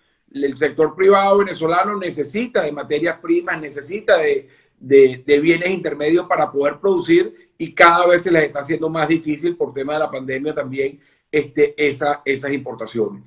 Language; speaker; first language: Spanish; native; Spanish